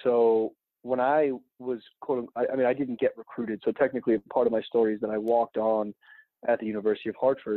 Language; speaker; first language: English; native; English